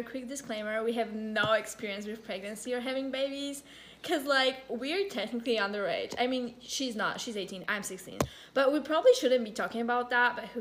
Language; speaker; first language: English; non-native, fluent; Polish